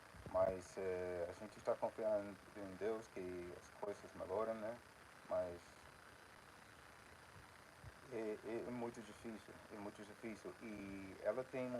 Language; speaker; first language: Portuguese; non-native, fluent; English